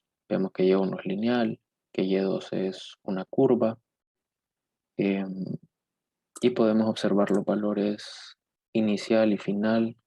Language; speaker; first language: Spanish; native; Spanish